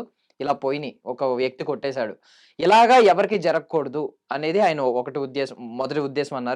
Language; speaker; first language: Telugu; native; Telugu